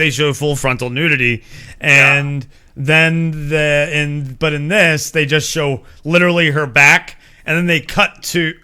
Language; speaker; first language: English; native; English